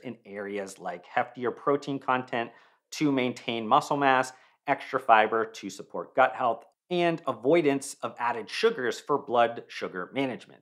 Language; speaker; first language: English; native; English